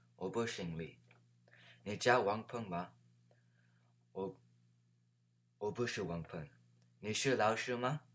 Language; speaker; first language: Chinese; non-native, learner; English